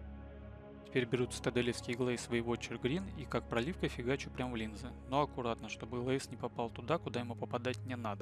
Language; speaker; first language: Russian; native; Russian